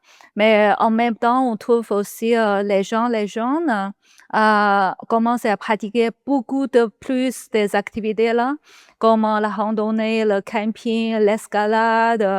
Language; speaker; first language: French; non-native, learner; Chinese